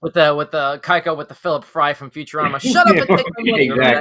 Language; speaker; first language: English; native; English